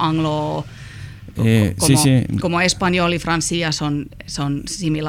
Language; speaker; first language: Spanish; non-native, learner; Finnish